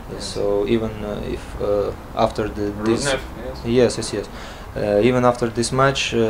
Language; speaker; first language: English; non-native, learner; Latvian